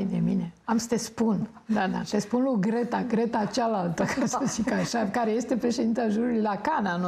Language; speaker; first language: Romanian; native; Romanian